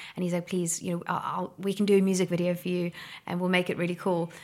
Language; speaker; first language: English; native; English